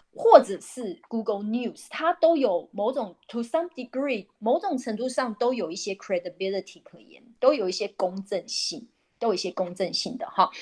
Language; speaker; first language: Chinese; native; Chinese